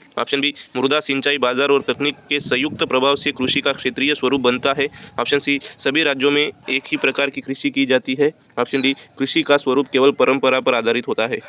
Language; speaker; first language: Hindi; non-native, local second language; Marathi